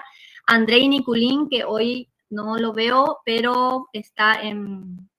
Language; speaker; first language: Spanish; native; Spanish